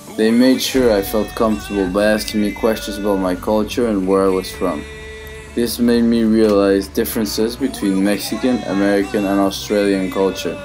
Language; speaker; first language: English; non-native, fluent; Spanish